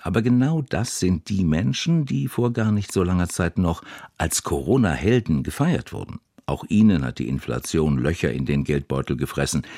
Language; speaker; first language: German; native; German